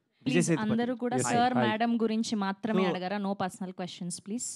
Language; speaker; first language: Telugu; native; Telugu